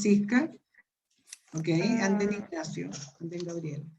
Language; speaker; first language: English; non-native, fluent; Spanish